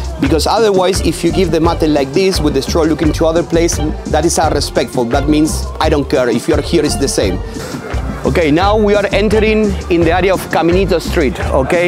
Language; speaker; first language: English; non-native, fluent; Spanish